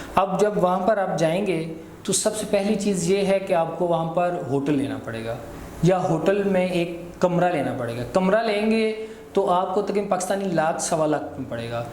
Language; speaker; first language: Hindi; non-native, local second language; Punjabi